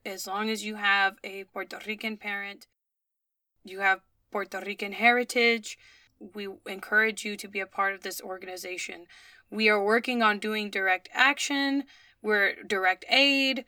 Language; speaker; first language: English; early bilingual, other home language; Spanish